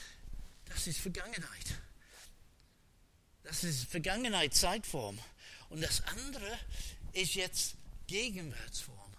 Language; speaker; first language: German; non-native, fluent; English